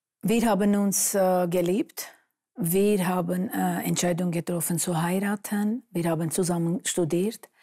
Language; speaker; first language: German; non-native, fluent; Armenian